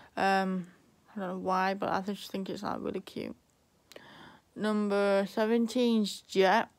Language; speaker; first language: English; native; English